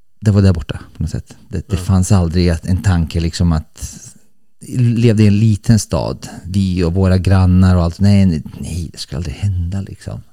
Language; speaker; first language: Swedish; early bilingual, other home language; Bosnian